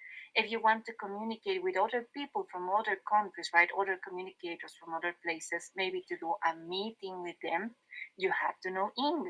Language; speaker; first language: English; non-native, fluent; Spanish